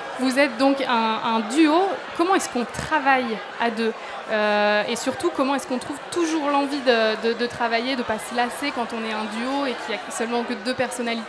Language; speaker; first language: French; native; French